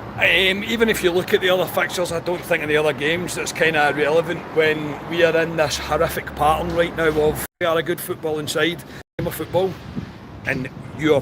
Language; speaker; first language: English; native; English